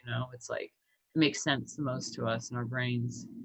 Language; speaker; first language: English; native; English